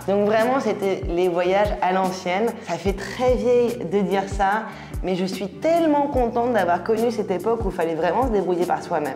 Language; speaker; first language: French; native; French